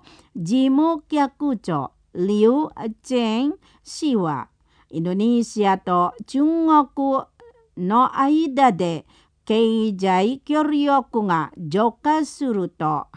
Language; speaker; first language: Japanese; non-native, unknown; Indonesian